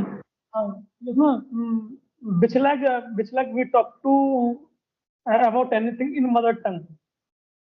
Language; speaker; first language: English; non-native, learner; Hindi